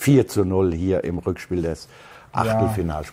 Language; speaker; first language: German; native; German